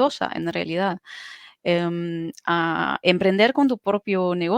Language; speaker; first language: Spanish; non-native, fluent; German